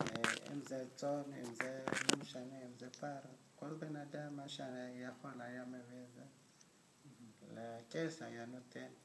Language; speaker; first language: Hebrew; non-native, fluent; Amharic